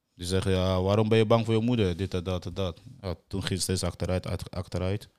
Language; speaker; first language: Dutch; non-native, fluent; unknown